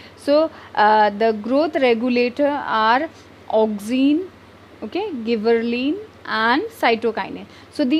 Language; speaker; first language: English; non-native, local second language; Hindi